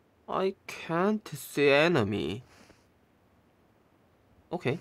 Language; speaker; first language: English; non-native, learner; Korean